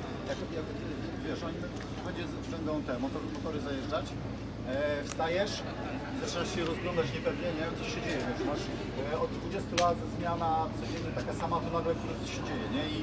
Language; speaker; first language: Polish; native; Polish